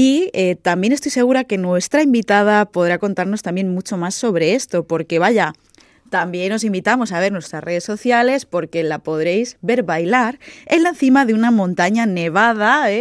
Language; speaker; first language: Spanish; native; Spanish